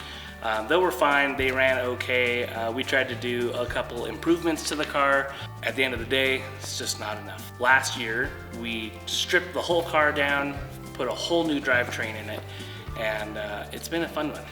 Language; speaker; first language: English; native; English